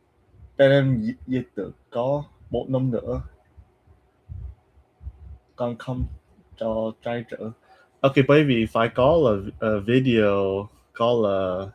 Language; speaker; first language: Vietnamese; non-native, learner; English